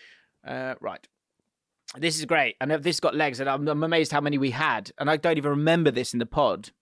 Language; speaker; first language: English; native; English